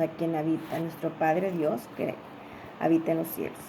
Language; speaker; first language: Spanish; native; Spanish